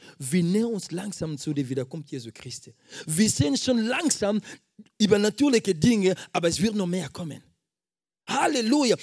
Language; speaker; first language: German; non-native, fluent; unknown